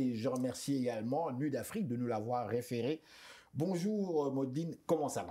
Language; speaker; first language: French; non-native, local second language; Lingala